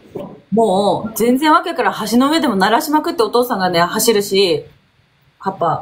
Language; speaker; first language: Japanese; native; Japanese